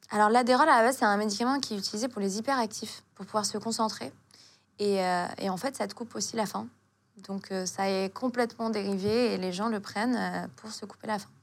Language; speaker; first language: French; non-native, local second language; Arabic